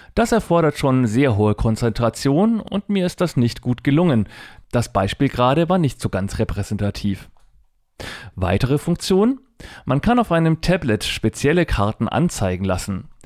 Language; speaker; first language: German; native; German